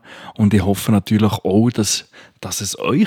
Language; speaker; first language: German; native; German